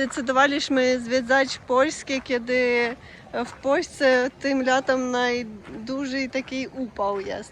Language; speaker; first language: Polish; non-native, fluent; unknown